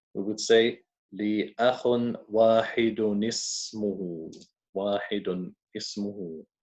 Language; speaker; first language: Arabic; non-native, fluent; English